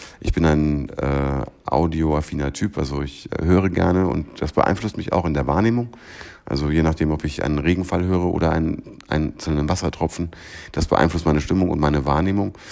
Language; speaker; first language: German; native; German